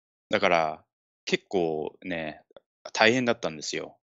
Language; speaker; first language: Japanese; non-native, fluent; English